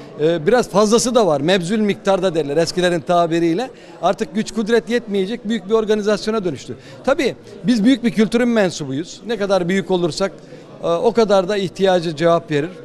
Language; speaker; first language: Turkish; native; Turkish